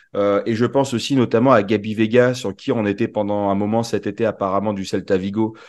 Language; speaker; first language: French; native; French